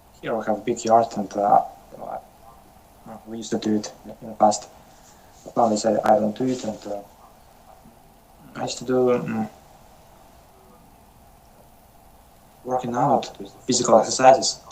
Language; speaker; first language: English; non-native, learner; Russian